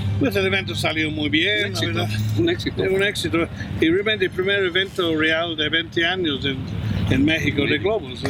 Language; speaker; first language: Spanish; non-native, fluent; English